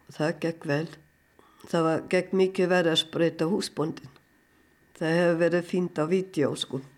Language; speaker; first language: Icelandic; non-native, fluent; German